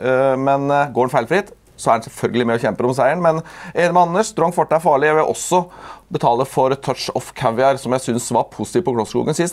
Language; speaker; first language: Norwegian; native; Norwegian